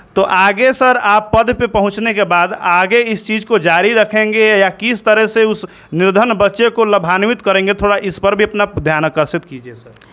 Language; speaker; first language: Hindi; native; Hindi